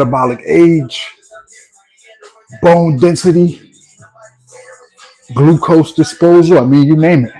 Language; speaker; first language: English; native; English